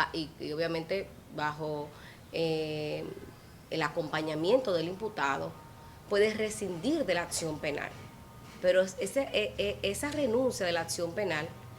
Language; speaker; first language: Spanish; native; Spanish